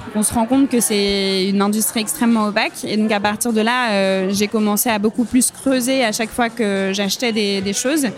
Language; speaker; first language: French; native; French